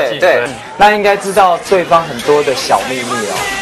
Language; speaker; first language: Chinese; native; Chinese